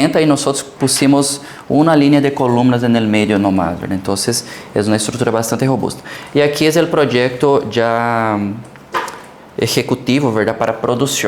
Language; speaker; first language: Portuguese; early bilingual, heritage; Portuguese